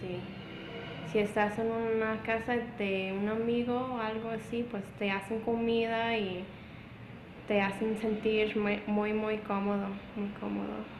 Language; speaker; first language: Spanish; non-native, fluent; English